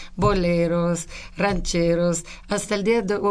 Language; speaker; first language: Spanish; non-native, fluent; Russian